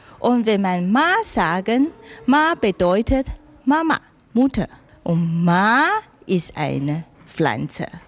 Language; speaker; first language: German; non-native, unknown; Chinese